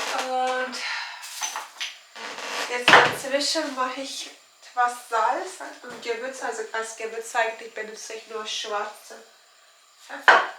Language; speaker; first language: German; non-native, learner; Turkish